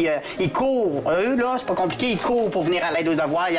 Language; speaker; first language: French; native; French